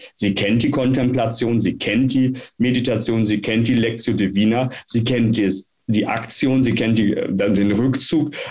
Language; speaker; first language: German; native; German